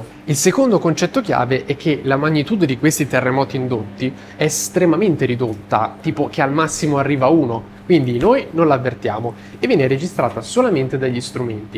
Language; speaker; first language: Italian; native; Italian